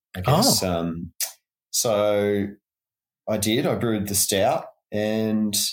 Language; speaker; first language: English; native; English